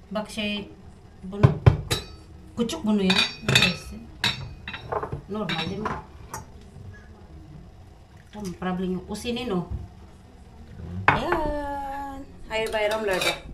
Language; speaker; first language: Turkish; non-native, learner; Filipino